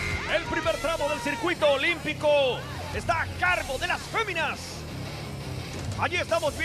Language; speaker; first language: Spanish; native; Spanish